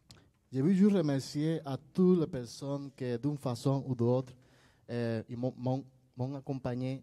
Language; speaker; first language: French; non-native, learner; Spanish